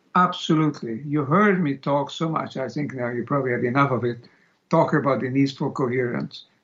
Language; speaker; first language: English; non-native, fluent; Hungarian